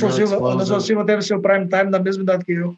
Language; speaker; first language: Portuguese; native; Portuguese